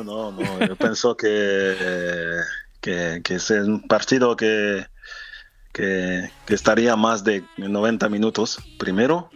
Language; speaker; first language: Spanish; non-native, fluent; French